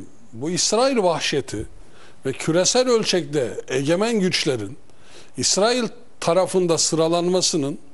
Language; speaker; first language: Turkish; native; Turkish